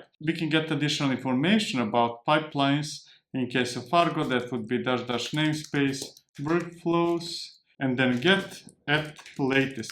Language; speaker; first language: English; non-native, fluent; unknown